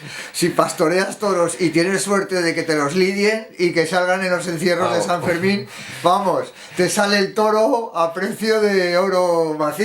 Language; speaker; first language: Spanish; native; Spanish